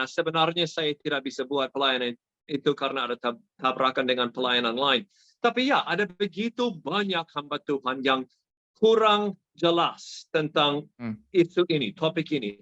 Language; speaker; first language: Indonesian; non-native, fluent; English